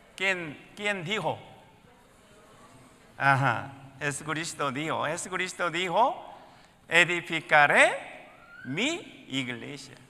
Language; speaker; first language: Spanish; non-native, learner; Korean